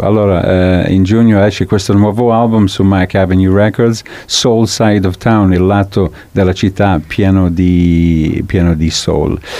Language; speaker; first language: Italian; non-native, fluent; English